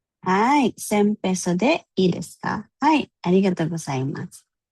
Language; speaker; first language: Japanese; non-native, fluent; Filipino